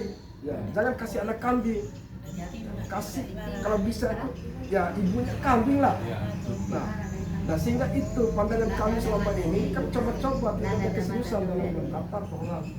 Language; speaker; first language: Indonesian; non-native, local second language; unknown